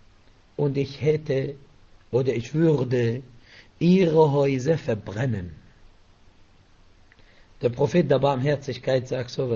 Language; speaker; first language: German; non-native, fluent; Arabic